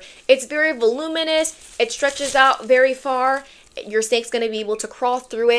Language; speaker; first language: English; native; English